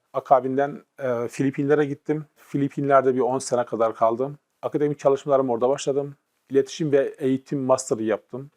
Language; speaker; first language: Turkish; native; Turkish